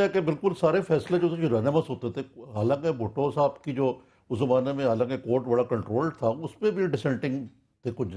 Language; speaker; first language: Urdu; native; Urdu